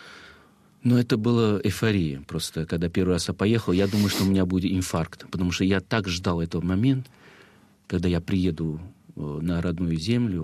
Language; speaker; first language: Russian; non-native, fluent; Chinese